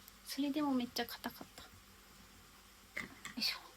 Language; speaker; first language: Japanese; native; Japanese